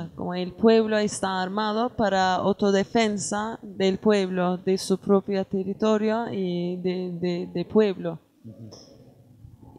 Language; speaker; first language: Spanish; non-native, learner; Kurdish